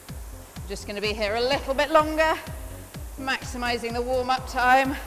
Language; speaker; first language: English; native; English